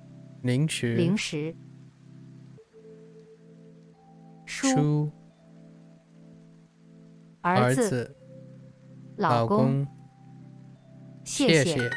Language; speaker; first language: Chinese; non-native, learner; English